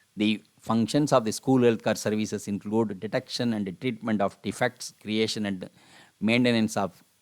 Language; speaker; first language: English; non-native, local second language; Tamil